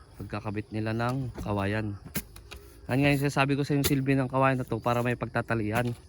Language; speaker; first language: Filipino; native; Filipino